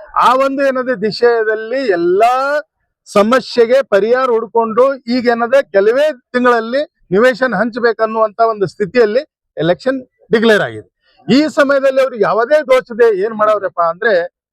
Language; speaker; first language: Kannada; non-native, local second language; Urdu